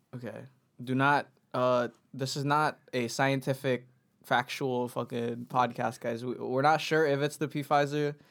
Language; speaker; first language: English; non-native, local second language; Filipino